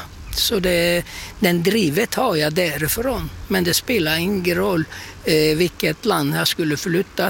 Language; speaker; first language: Swedish; non-native, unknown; Turkish